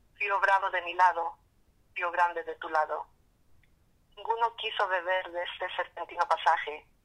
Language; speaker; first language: Spanish; early bilingual, heritage; Spanish